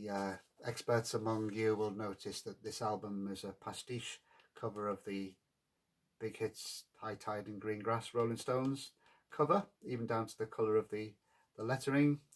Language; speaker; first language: English; native; English